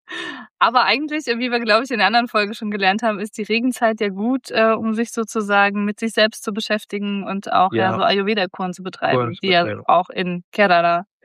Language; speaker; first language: German; native; German